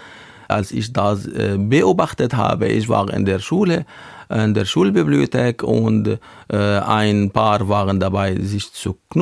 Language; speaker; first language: German; non-native, learner; Arabic